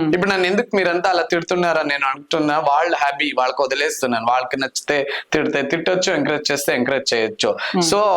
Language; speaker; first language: Telugu; non-native, local second language; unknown